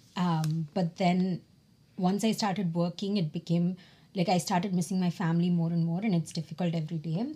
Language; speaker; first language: English; non-native, local second language; Tamil